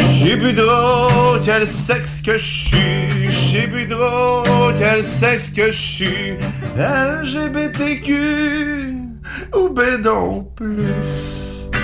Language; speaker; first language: French; native; French